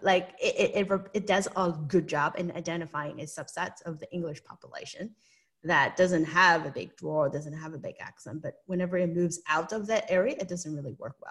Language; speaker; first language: English; non-native, local second language; Cantonese